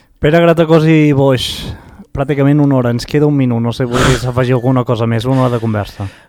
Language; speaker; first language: Catalan; native; Catalan